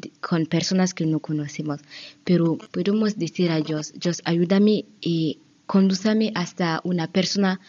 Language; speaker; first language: Spanish; non-native, learner; French